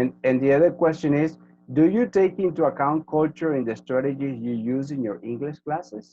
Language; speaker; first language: English; non-native, fluent; Spanish